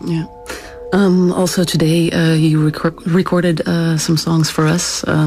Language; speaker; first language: English; non-native, fluent; Dutch